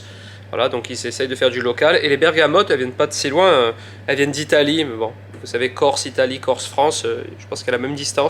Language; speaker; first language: French; native; French